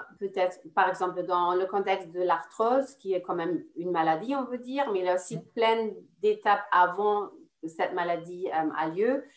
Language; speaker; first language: French; non-native, fluent; German